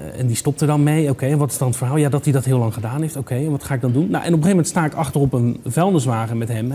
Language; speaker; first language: Dutch; native; Dutch